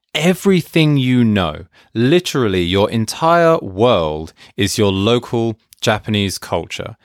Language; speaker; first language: English; native; English